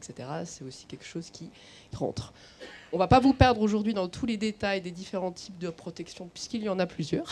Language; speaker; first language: French; native; French